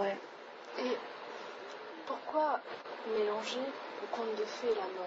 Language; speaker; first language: French; native; French